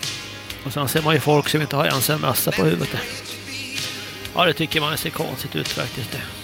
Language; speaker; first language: Swedish; native; Swedish